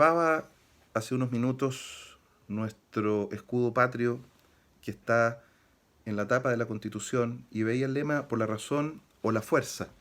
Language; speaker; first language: Spanish; native; Spanish